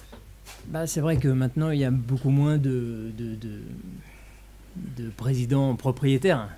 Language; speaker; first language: French; native; French